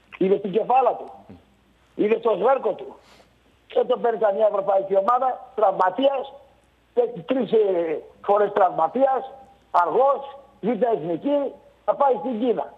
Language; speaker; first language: Greek; native; Greek